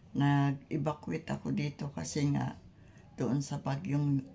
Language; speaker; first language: Filipino; non-native, local second language; Masbatenyo